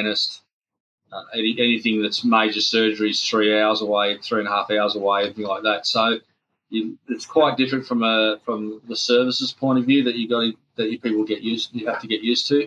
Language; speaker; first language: English; native; English